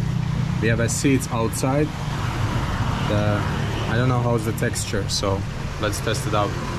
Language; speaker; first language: English; non-native, fluent; Azerbaijani